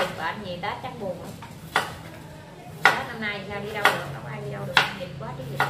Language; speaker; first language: Vietnamese; native; Vietnamese